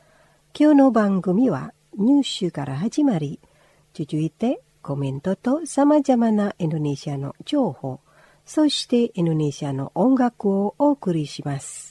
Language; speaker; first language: Japanese; non-native, fluent; Indonesian